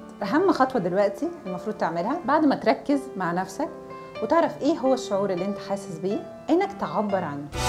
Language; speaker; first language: Arabic; native; Arabic